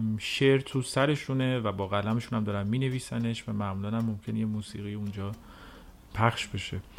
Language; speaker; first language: Persian; native; Persian